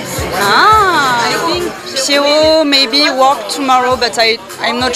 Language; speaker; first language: English; non-native, learner; French